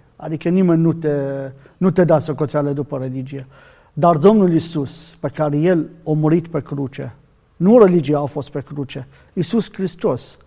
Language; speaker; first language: Romanian; non-native, learner; Arabic